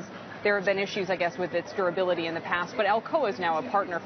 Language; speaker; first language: English; native; English